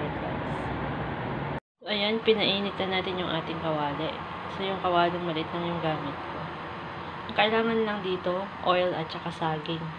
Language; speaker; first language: Filipino; non-native, local second language; Iloko